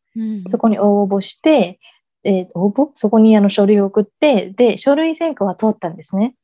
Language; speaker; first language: Japanese; early bilingual, heritage; English